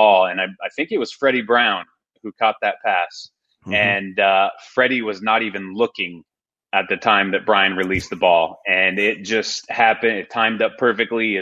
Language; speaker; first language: English; native; English